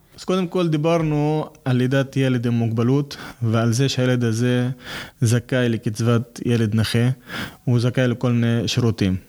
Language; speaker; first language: Hebrew; non-native, local second language; Arabic